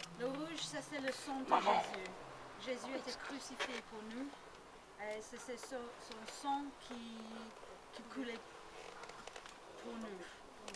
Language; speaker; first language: French; non-native, learner; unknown